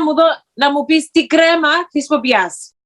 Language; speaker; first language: Greek; early bilingual, heritage; Greek